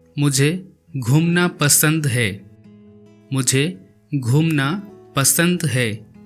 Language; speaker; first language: Hindi; non-native, local second language; Odia